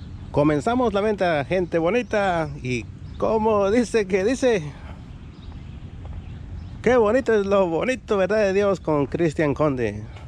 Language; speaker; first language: Spanish; native; Spanish